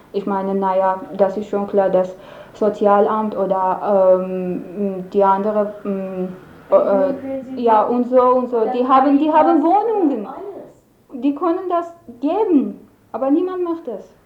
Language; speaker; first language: German; non-native, learner; Persian